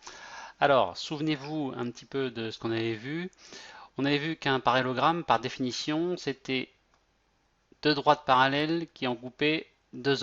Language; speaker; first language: French; native; French